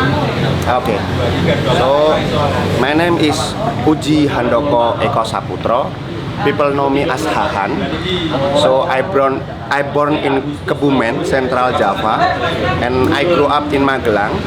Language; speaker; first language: English; non-native, learner; Indonesian